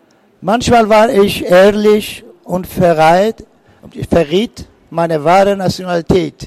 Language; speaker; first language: German; non-native, fluent; Persian